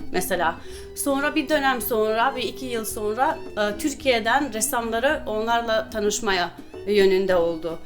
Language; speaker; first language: Turkish; early bilingual, other home language; Albanian